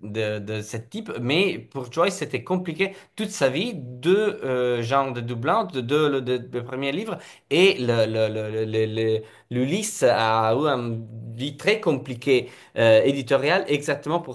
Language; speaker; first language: French; non-native, fluent; Italian